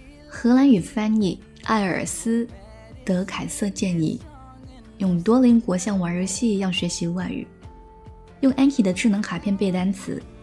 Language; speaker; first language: Chinese; native; Chinese